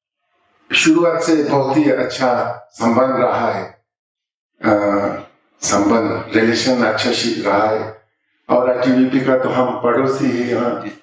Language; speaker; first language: Hindi; non-native, local second language; Ladakhi